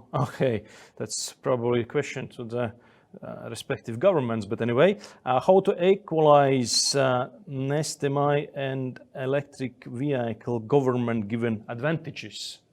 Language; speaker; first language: English; non-native, fluent; Latvian